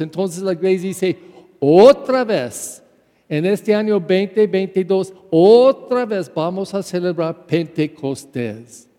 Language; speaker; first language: Spanish; non-native, fluent; English